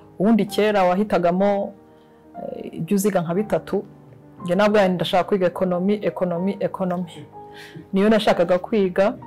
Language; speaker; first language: Kinyarwanda; early bilingual, heritage; Kinyarwanda